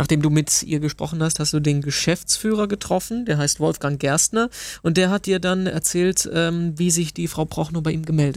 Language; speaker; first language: German; native; German